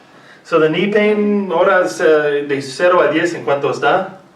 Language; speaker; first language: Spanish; non-native, learner; English